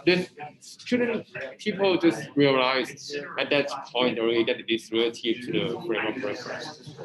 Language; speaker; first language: English; non-native, fluent; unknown